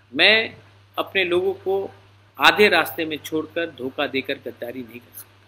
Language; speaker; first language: Hindi; non-native, local second language; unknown